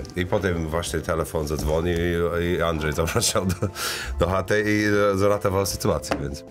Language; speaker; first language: Polish; non-native, learner; English